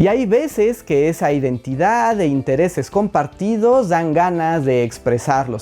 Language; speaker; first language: Spanish; native; Spanish